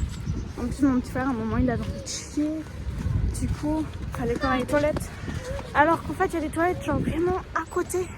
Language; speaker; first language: French; native; French